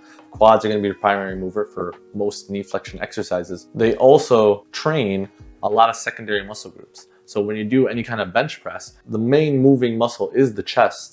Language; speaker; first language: English; native; English